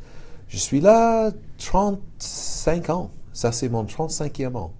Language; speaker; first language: French; non-native, fluent; English